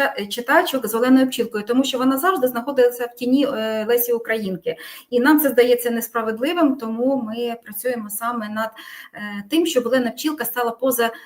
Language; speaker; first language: Ukrainian; native; Ukrainian